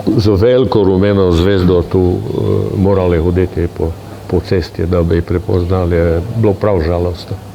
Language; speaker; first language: Slovenian; non-native, local second language; Hungarian